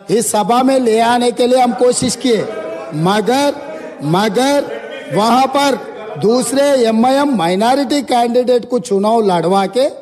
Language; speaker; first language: Hindi; non-native, local second language; Telugu